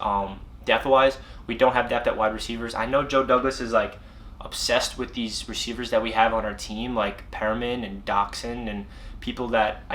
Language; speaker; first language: English; native; English